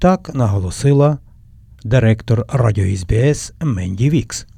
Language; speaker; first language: Ukrainian; native; Ukrainian